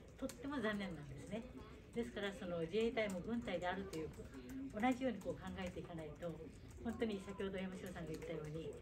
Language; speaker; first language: Japanese; native; Japanese